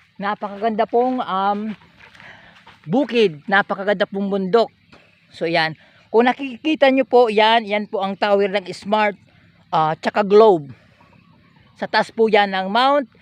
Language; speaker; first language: Filipino; non-native, local second language; Bikol